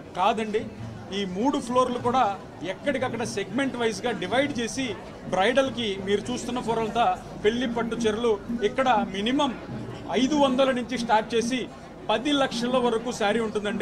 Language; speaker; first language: Telugu; native; Telugu